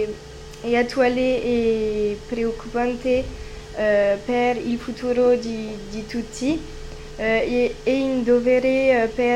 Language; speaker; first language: Italian; non-native, learner; French